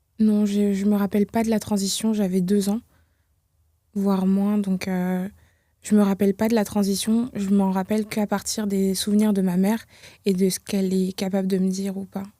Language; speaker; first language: French; early bilingual, other home language; Kinyarwanda